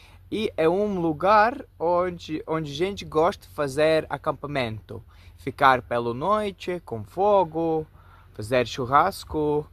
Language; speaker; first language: Portuguese; non-native, fluent; Latvian